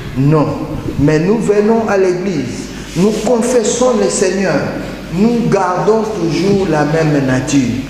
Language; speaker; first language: French; non-native, local second language; Lingala